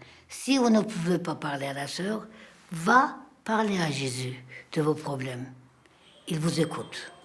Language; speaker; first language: French; non-native, fluent; Armenian